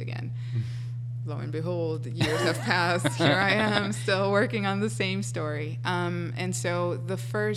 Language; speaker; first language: English; non-native, fluent; Spanish